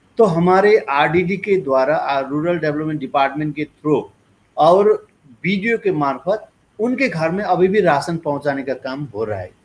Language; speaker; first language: Hindi; non-native, local second language; Nepali